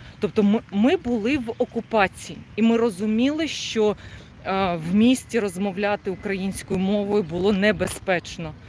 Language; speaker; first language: Ukrainian; non-native, local second language; Russian